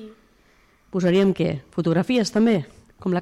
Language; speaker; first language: Catalan; native; Catalan